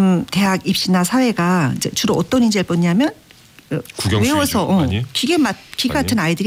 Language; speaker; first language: Korean; native; Korean